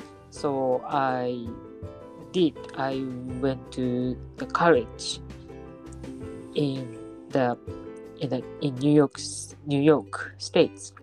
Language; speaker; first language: English; non-native, fluent; Japanese